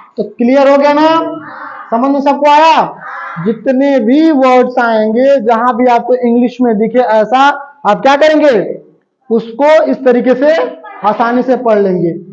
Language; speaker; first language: Hindi; native; Hindi